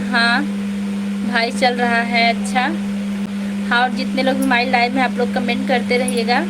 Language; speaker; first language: Hindi; native; Hindi